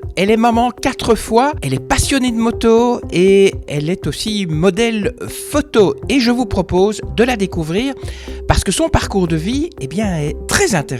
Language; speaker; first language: French; native; French